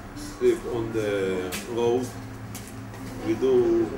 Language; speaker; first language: English; non-native, learner; Hebrew